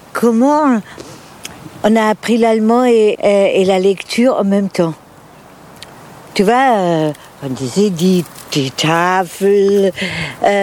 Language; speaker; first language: French; non-native, fluent; German